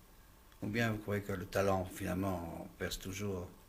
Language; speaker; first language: French; native; French